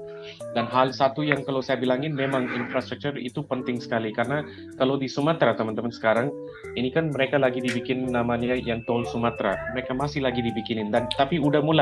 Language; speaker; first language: Indonesian; non-native, fluent; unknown